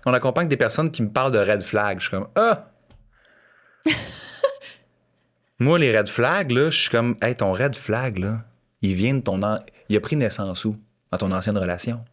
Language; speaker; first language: French; native; French